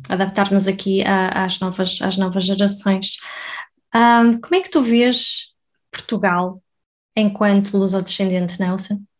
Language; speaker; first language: Portuguese; native; Portuguese